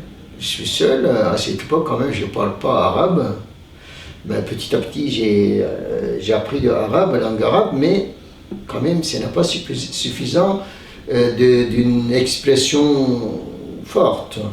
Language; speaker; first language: French; non-native, learner; Turkish